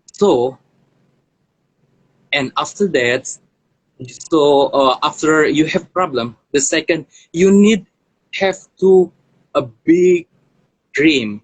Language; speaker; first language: English; non-native, learner; Indonesian